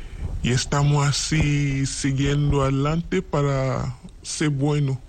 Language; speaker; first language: Spanish; non-native, learner; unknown